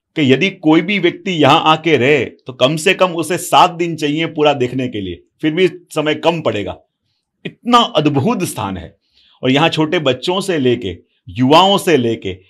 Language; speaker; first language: Hindi; non-native, local second language; Gujarati